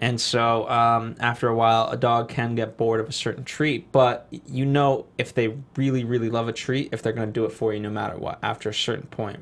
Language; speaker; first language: English; native; English